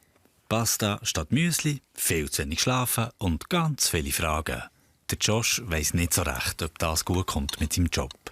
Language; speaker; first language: German; native; German